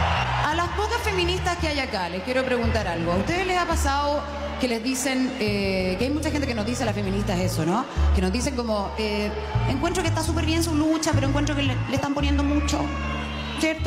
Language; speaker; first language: Spanish; native; Spanish